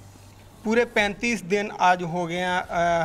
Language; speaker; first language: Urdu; non-native, local second language; Punjabi